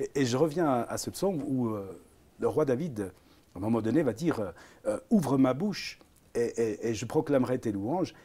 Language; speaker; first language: French; early bilingual, other home language; Italian